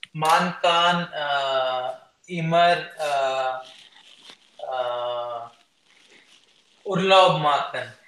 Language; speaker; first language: German; non-native, learner; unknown